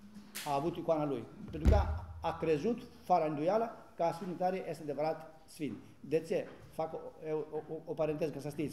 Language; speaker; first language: Romanian; non-native, learner; Greek